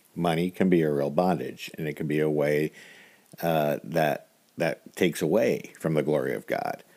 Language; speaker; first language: English; native; English